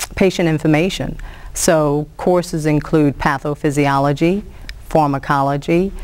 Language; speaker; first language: English; native; English